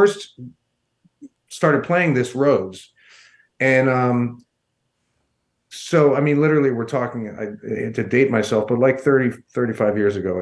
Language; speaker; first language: English; native; English